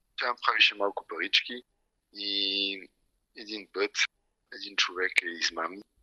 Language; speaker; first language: Bulgarian; early bilingual, heritage; Bulgarian